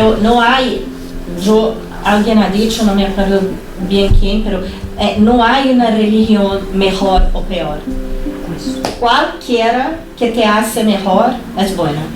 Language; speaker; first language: Spanish; non-native, fluent; Portuguese